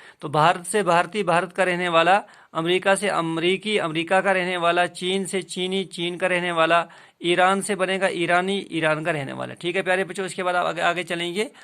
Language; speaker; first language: Urdu; non-native, local second language; Kashmiri